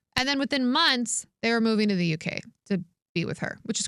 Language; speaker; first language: English; native; English